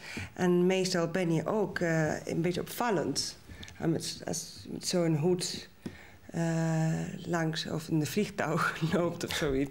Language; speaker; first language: Dutch; non-native, learner; Spanish